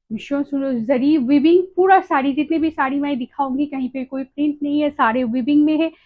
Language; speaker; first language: Hindi; non-native, local second language; Bangla